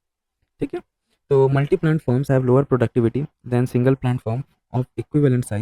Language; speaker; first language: English; non-native, local second language; Hindi